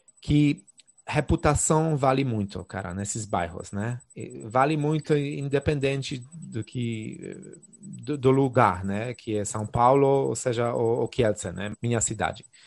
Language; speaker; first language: Portuguese; non-native, fluent; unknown